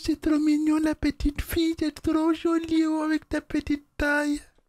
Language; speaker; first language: French; native; French